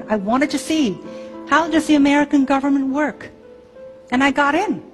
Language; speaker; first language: English; early bilingual, other home language; Chinese